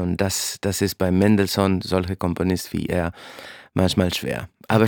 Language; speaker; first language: German; non-native, fluent; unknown